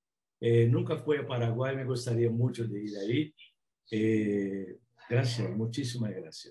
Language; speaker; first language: Spanish; non-native, fluent; Portuguese